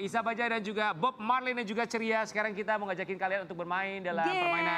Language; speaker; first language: Indonesian; native; Indonesian